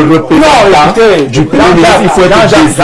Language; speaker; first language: French; native; French